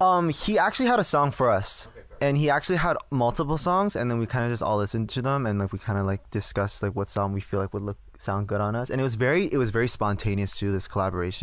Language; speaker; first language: English; early bilingual, other home language; Korean